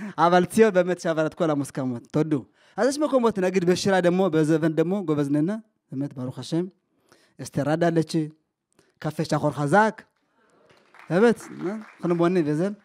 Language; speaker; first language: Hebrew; early bilingual, other home language; Amharic